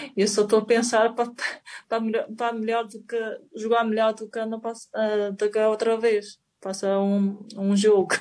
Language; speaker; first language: Portuguese; non-native, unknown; Chinese